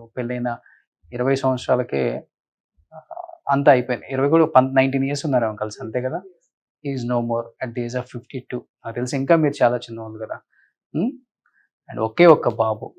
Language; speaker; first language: Telugu; native; Telugu